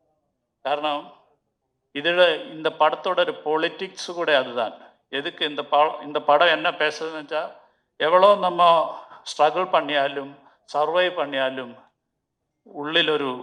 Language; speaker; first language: Tamil; non-native, learner; Malayalam